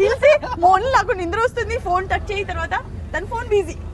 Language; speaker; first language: Telugu; non-native, local second language; Gujarati